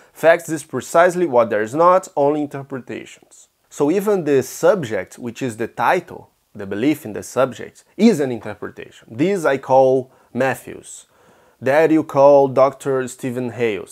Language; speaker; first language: English; non-native, fluent; Portuguese